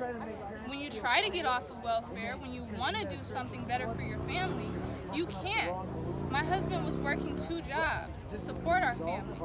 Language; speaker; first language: English; native; English